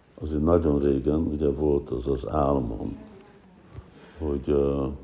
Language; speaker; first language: Hungarian; early bilingual, heritage; Hungarian